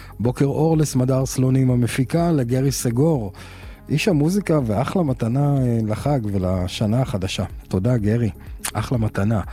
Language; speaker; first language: Hebrew; native; Hebrew